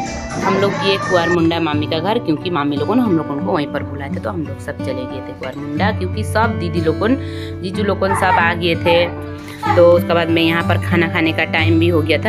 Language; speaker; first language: Hindi; native; Hindi